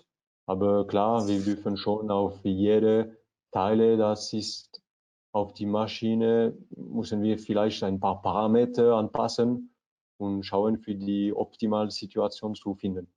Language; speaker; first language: German; non-native, learner; French